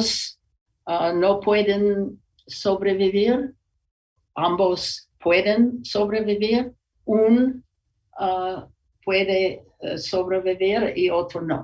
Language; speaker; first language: Spanish; non-native, learner; English